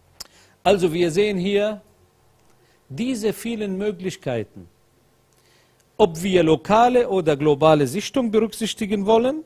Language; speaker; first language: German; non-native, fluent; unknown